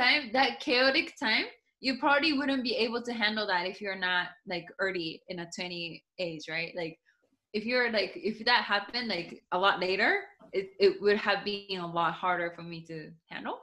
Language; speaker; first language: English; non-native, fluent; Japanese